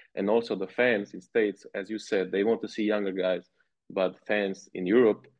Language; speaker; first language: English; non-native, fluent; Serbian